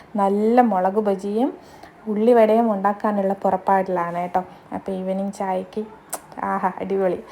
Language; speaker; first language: Malayalam; native; Malayalam